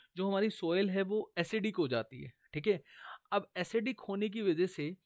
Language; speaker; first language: Hindi; native; Hindi